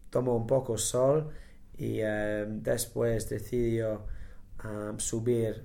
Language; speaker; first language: Spanish; non-native, learner; English